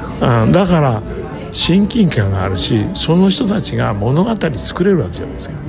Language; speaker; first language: Japanese; native; Japanese